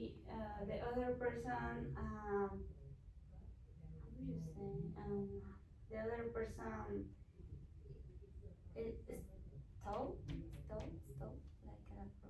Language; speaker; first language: English; non-native, learner; Spanish